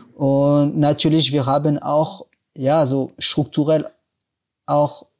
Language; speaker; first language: German; non-native, fluent; French